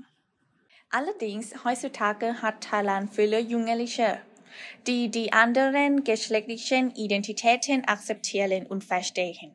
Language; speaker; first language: German; non-native, learner; Thai